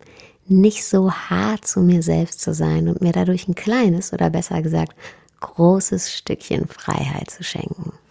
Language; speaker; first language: German; native; German